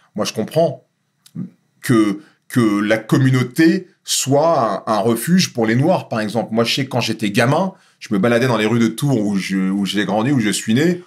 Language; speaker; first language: French; native; French